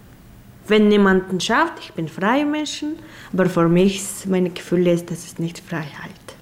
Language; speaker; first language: German; non-native, learner; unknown